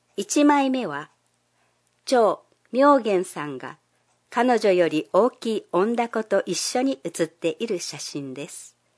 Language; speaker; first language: Japanese; non-native, fluent; Chinese